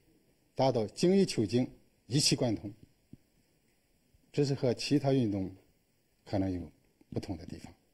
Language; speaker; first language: Chinese; native; Chinese